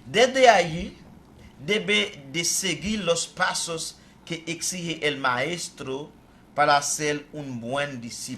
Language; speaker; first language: Spanish; non-native, fluent; Haitian Creole